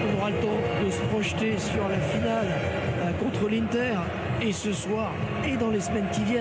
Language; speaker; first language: French; native; French